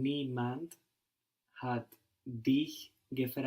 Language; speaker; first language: German; non-native, learner; English